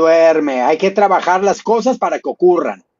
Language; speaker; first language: Spanish; native; Spanish